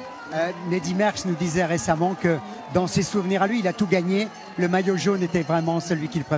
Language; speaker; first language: French; native; French